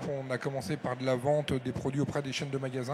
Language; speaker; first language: French; native; French